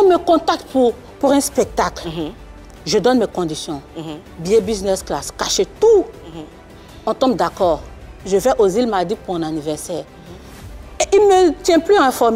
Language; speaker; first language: French; non-native, local second language; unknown